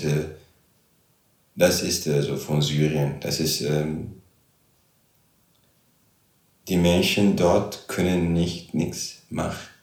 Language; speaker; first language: German; non-native, local second language; Arabic